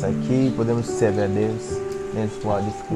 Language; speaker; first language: Portuguese; non-native, fluent; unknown